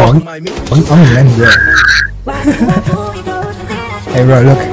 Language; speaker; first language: English; non-native, learner; Indonesian